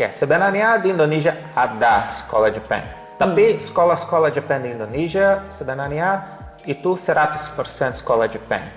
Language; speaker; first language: Indonesian; non-native, learner; Portuguese